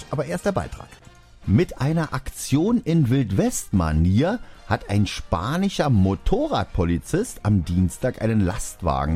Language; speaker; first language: German; native; German